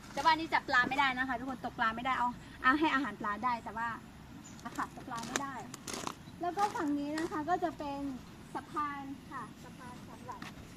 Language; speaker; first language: Thai; non-native, local second language; Karen languages